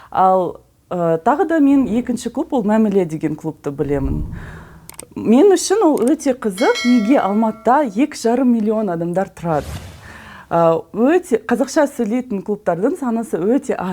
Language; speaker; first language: Kazakh; non-native, learner; Russian